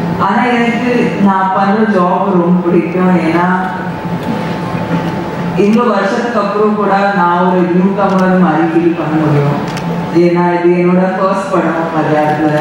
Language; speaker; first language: Tamil; non-native, fluent; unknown